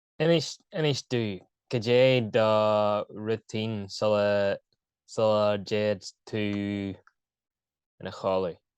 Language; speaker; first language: Irish; non-native, local second language; English